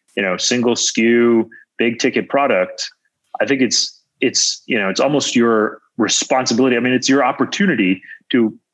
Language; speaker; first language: English; native; English